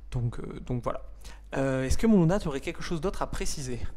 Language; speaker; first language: French; native; French